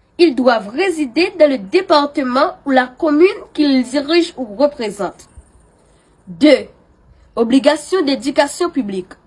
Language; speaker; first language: French; non-native, local second language; Haitian Creole